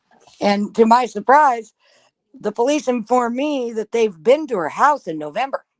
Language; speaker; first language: English; native; English